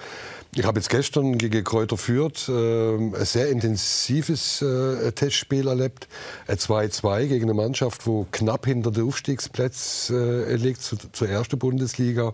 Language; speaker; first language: German; native; German